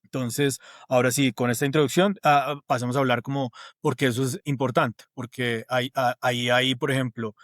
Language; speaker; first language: Spanish; native; Spanish